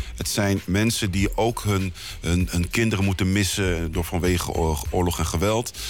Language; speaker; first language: Dutch; early bilingual, other home language; Lingala